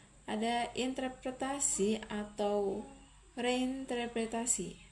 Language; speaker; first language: Indonesian; native; Indonesian